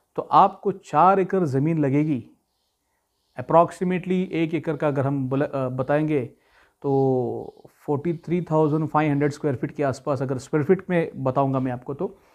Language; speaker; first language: Hindi; native; Hindi